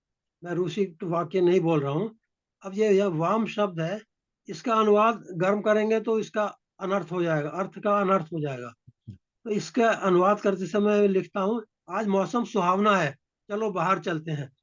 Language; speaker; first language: Hindi; native; Hindi